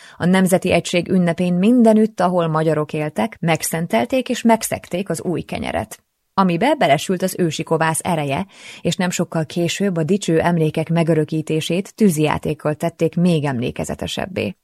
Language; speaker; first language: Hungarian; native; Hungarian